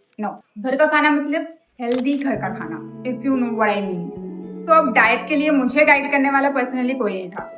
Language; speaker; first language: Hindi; non-native, local second language; Bangla